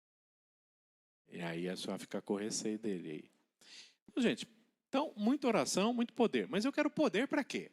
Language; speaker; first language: Portuguese; native; Portuguese